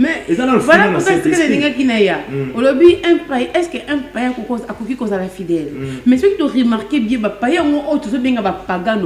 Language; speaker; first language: French; non-native, local second language; Lingala